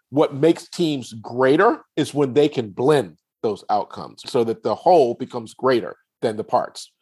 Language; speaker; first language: English; native; English